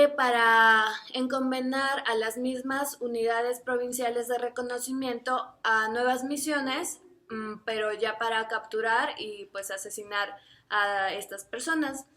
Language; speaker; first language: Spanish; native; Spanish